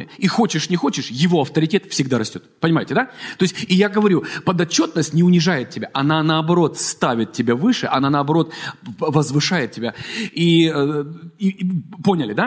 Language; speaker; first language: Russian; native; Russian